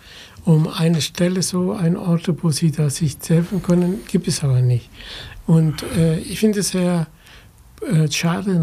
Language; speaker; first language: German; non-native, fluent; Spanish